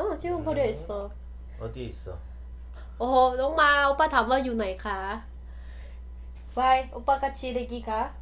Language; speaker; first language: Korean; non-native, learner; Thai